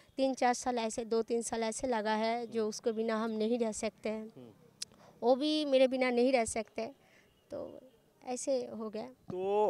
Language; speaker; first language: Hindi; non-native, local second language; Bangla